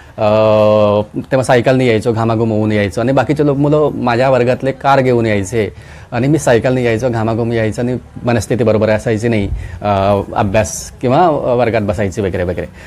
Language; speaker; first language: Marathi; non-native, local second language; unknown